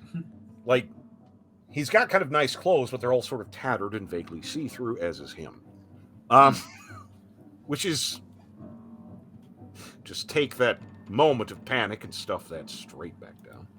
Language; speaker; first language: English; native; English